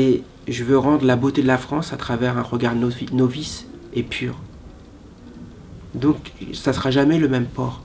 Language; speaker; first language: French; native; French